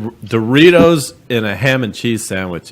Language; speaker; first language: English; native; English